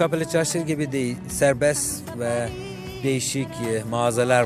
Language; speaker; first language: Turkish; non-native, fluent; Persian